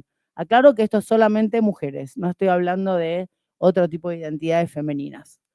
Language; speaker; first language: Spanish; native; Spanish